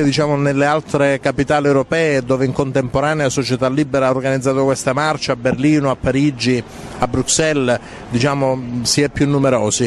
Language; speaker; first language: Italian; native; Italian